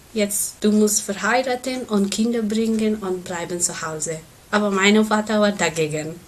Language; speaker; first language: German; non-native, learner; Persian